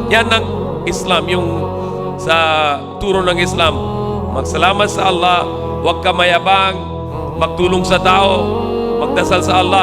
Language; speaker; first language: Filipino; non-native, learner; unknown